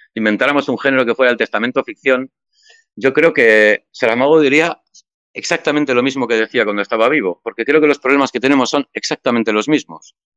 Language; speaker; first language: Spanish; native; Spanish